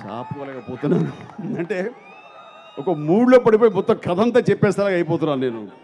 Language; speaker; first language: Telugu; native; Telugu